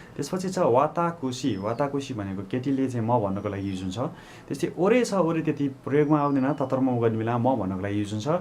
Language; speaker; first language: Nepali; native; Nepali